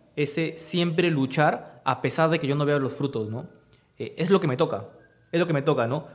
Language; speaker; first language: Spanish; native; Spanish